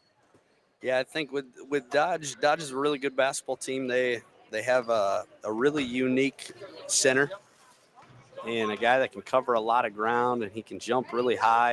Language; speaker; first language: English; native; English